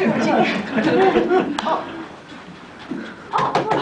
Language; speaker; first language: Chinese; non-native, learner; English